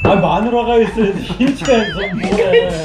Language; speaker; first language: Korean; native; Korean